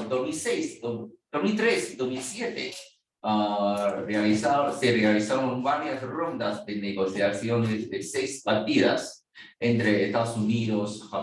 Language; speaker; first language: Spanish; non-native, fluent; Chinese